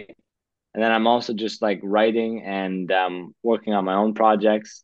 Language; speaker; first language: English; native; English